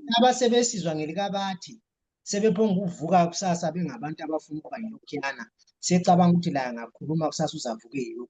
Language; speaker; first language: Zulu; native; Zulu